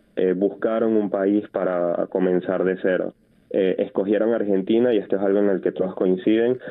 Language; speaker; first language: Spanish; native; Spanish